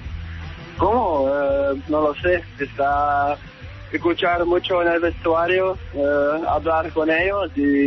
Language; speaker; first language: Spanish; non-native, learner; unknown